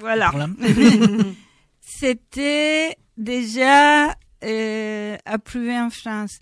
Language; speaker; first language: French; non-native, fluent; Spanish